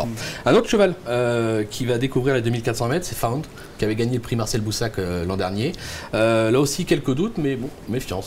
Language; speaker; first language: French; native; French